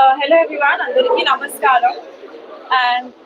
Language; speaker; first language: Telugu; non-native, fluent; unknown